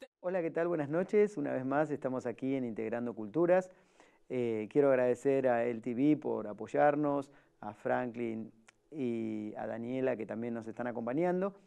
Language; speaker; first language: Spanish; native; Spanish